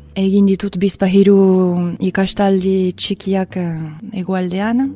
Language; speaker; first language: Basque; non-native, fluent; English